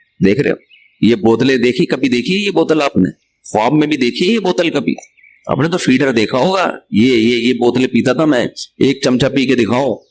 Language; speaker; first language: Urdu; native; Urdu